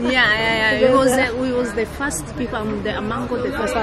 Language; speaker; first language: English; non-native, local second language; Kinyarwanda